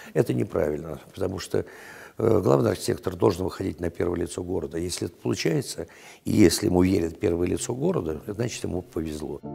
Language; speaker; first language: Russian; native; Russian